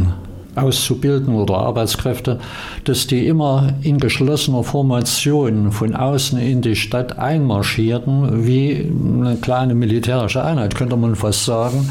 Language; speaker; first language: German; native; German